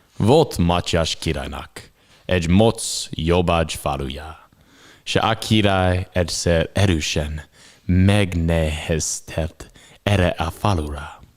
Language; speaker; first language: Hungarian; non-native, learner; English